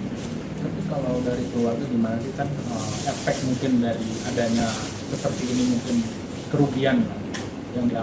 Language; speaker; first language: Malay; non-native, local second language; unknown